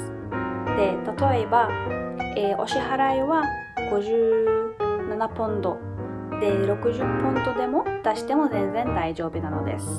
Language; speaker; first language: Japanese; non-native, fluent; Arabic